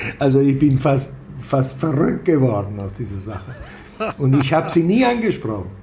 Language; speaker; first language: German; non-native, fluent; Spanish